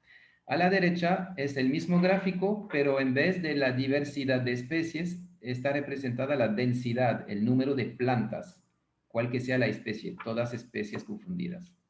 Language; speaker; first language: Spanish; non-native, fluent; French